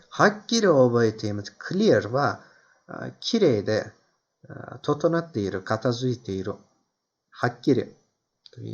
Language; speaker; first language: Japanese; non-native, fluent; Turkish